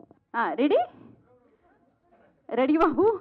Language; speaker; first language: Telugu; native; Telugu